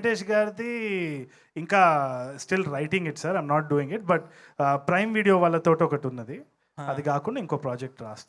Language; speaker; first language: Telugu; native; Telugu